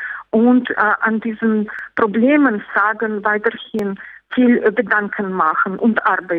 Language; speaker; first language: German; non-native, fluent; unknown